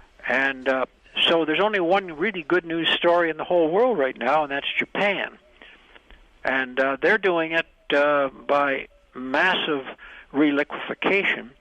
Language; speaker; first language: English; native; English